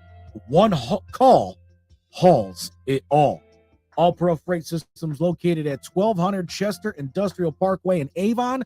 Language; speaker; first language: English; native; English